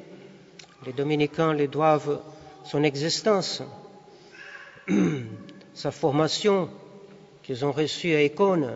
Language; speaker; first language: French; non-native, fluent; Portuguese